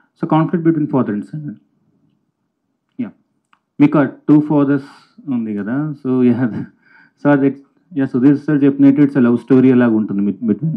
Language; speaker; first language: Telugu; native; Telugu